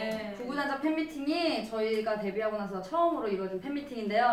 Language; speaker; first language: Korean; native; Korean